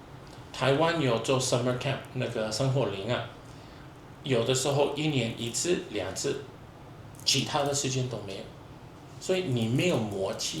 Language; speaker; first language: Chinese; non-native, fluent; English